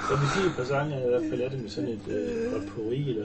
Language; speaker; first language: Danish; native; Danish